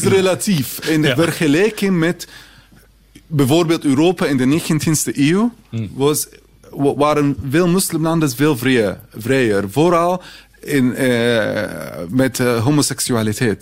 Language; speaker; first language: Dutch; non-native, fluent; Arabic